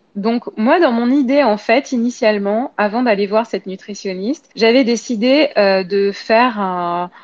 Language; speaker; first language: French; native; French